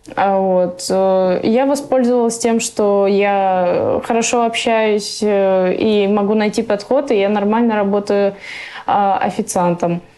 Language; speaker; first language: Russian; early bilingual, other home language; Persian